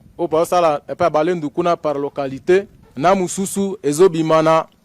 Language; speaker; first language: Lingala; non-native, local second language; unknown